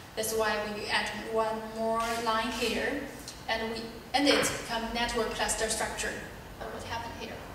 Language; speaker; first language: English; non-native, learner; Chinese